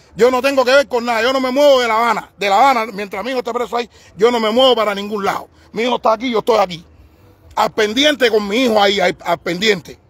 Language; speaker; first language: Spanish; native; Spanish